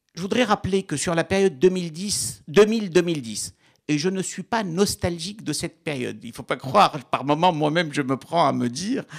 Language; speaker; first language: French; non-native, local second language; Arabic